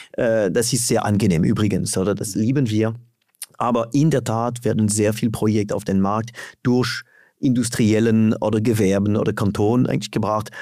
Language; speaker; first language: German; non-native, fluent; French